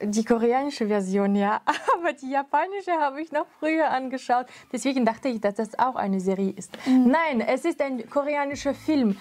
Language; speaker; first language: German; non-native, fluent; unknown